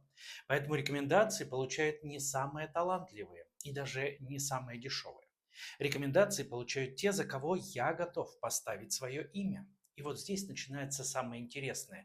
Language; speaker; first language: Russian; native; Russian